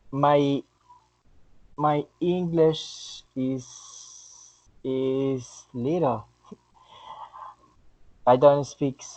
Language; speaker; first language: English; non-native, learner; Spanish